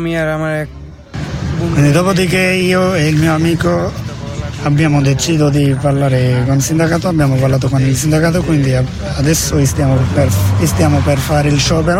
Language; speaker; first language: Italian; non-native, learner; Bangla